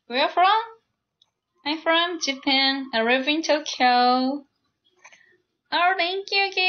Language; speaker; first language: English; non-native, learner; Japanese